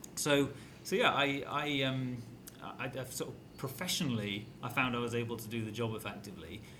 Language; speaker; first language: English; native; English